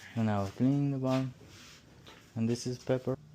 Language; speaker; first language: English; non-native, learner; Uzbek